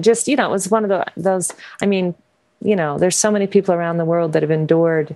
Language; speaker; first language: English; native; English